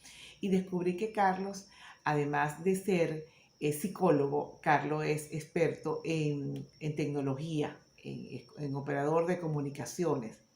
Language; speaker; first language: Spanish; native; Spanish